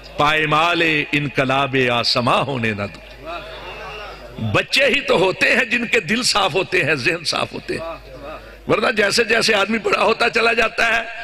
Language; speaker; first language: Urdu; non-native, local second language; Punjabi